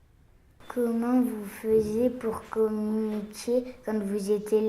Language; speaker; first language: French; native; French